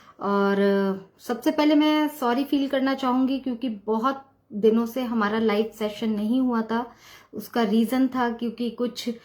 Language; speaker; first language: Hindi; native; Hindi